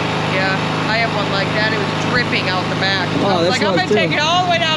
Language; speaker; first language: English; native; English